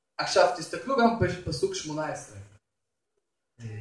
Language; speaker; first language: Hebrew; non-native, fluent; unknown